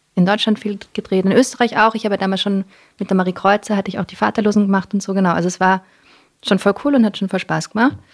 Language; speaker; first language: German; non-native, local second language; English